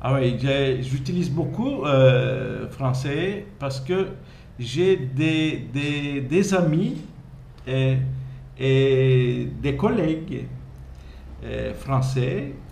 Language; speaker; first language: French; non-native, fluent; Turkish